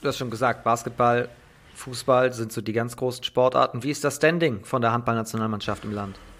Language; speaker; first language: German; native; German